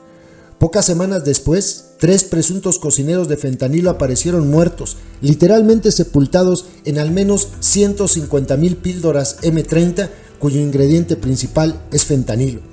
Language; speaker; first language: Spanish; native; Spanish